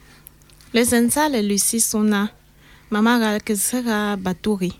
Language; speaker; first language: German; non-native, learner; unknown